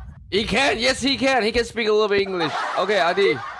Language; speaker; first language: English; non-native, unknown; Chinese